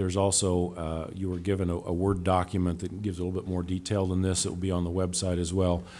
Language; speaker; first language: English; native; English